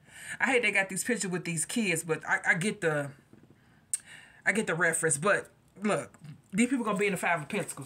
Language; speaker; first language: English; native; English